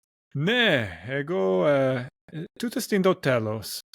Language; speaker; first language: Greek; non-native, learner; English